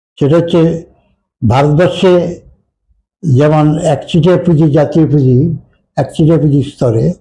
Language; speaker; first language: Bangla; native; Bangla